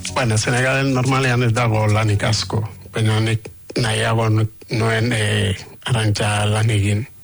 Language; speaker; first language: Basque; non-native, learner; Wolof